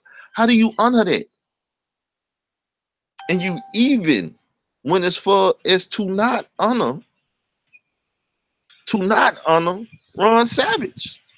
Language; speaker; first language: English; native; English